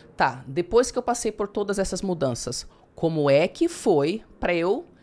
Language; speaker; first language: Portuguese; early bilingual, heritage; English